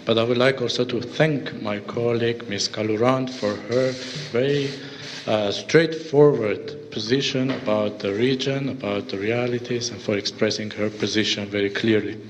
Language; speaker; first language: English; non-native, fluent; Armenian